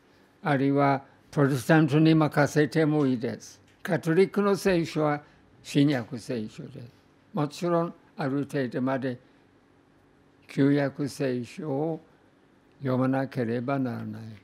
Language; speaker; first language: Japanese; non-native, fluent; English